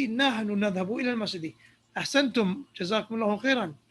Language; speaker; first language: Arabic; non-native, fluent; English